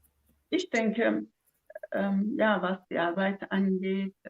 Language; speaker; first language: German; non-native, fluent; Zaza